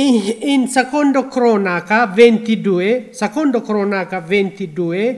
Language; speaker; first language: Italian; non-native, learner; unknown